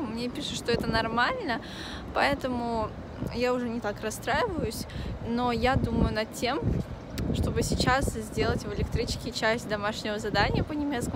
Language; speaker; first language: Russian; native; Russian